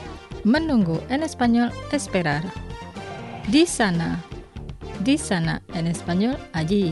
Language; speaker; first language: Spanish; non-native, fluent; Indonesian